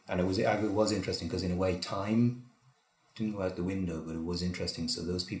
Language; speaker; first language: English; native; English